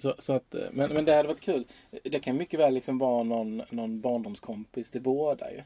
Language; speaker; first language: Swedish; native; Swedish